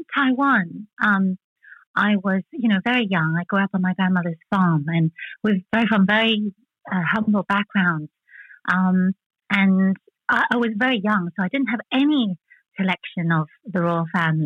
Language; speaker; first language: English; early bilingual, other home language; Chinese